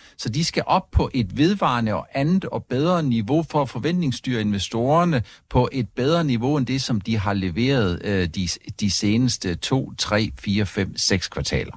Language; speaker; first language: Danish; native; Danish